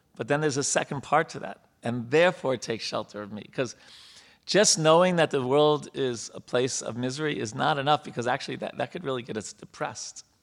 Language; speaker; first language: English; native; English